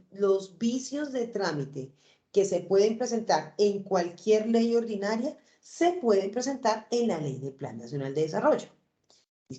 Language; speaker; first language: Spanish; native; Spanish